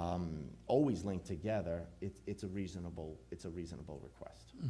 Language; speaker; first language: English; native; English